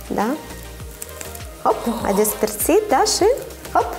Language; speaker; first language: Romanian; non-native, local second language; Russian